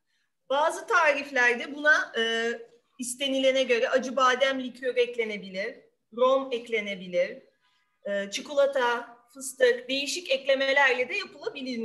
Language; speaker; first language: Turkish; native; Turkish